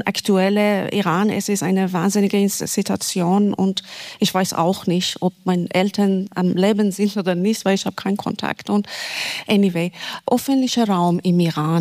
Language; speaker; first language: German; non-native, fluent; Persian